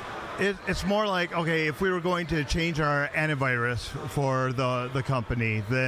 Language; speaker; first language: English; native; English